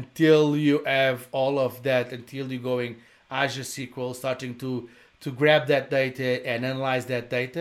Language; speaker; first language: English; non-native, fluent; Portuguese